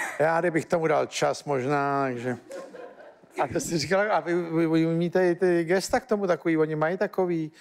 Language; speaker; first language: Czech; native; Czech